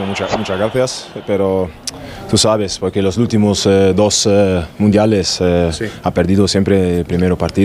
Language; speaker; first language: Spanish; non-native, learner; German